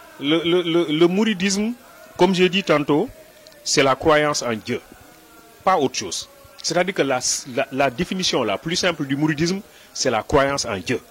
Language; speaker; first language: French; non-native, local second language; Wolof